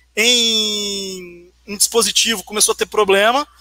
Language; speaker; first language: Portuguese; native; Portuguese